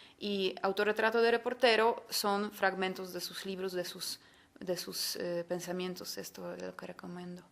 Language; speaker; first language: Spanish; non-native, fluent; Polish